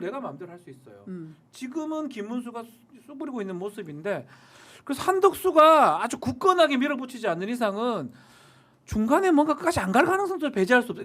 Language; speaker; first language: Korean; native; Korean